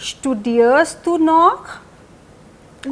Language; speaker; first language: German; non-native, fluent; Hindi